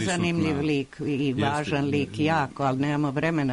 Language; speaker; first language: Croatian; native; Croatian